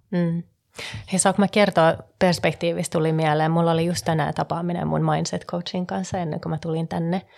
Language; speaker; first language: Finnish; early bilingual, heritage; Finnish